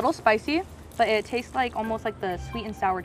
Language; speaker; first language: English; native; English